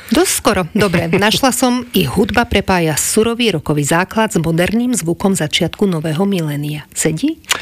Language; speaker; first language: Slovak; native; Slovak